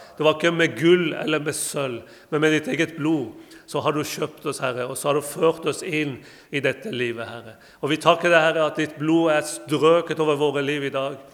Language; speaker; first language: Norwegian; non-native, fluent; Persian